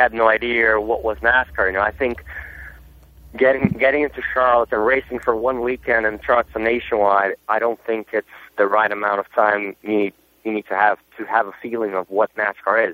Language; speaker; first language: English; non-native, fluent; Portuguese